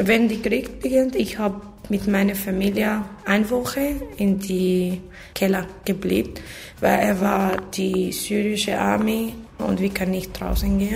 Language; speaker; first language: German; non-native, learner; Arabic